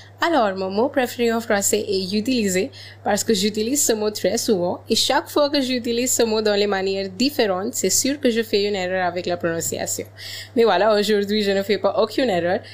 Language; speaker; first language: French; native; French